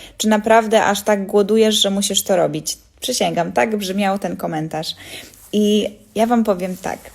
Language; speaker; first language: Polish; early bilingual, heritage; Polish